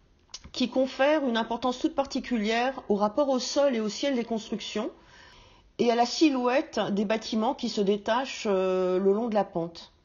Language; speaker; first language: French; native; French